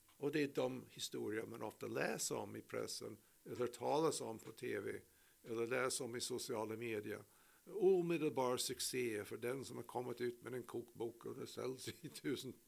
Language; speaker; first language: Swedish; non-native, fluent; English